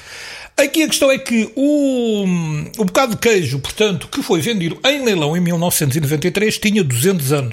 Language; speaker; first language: Portuguese; native; Portuguese